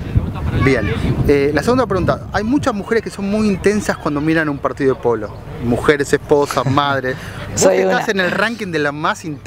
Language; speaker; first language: Spanish; native; Spanish